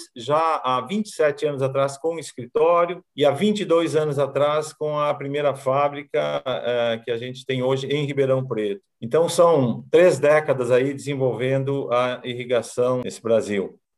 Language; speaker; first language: Portuguese; native; Portuguese